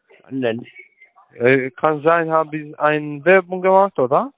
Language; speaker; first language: German; non-native, learner; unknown